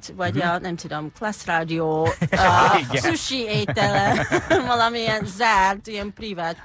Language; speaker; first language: Hungarian; non-native, fluent; Japanese